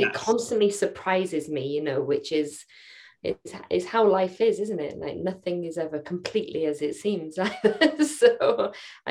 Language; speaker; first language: English; native; English